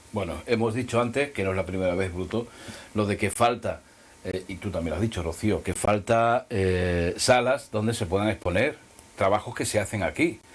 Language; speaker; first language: Spanish; native; Spanish